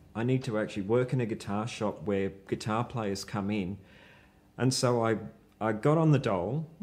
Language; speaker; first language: English; native; English